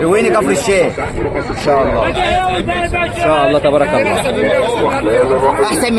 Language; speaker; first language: Arabic; native; Arabic